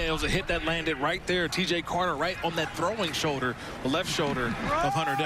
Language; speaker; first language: English; native; English